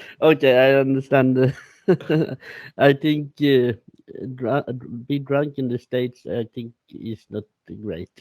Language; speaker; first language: English; non-native, learner; Swedish